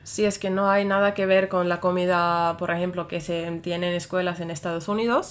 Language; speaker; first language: Spanish; non-native, fluent; Finnish